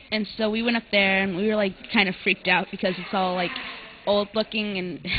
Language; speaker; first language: English; native; English